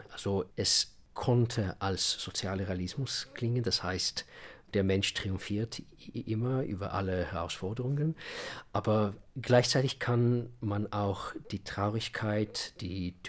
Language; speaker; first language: German; non-native, fluent; Russian